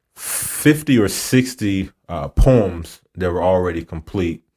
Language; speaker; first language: English; native; English